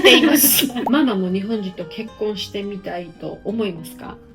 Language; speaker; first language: Japanese; non-native, fluent; Georgian